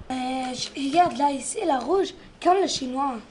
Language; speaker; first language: French; non-native, learner; Arabic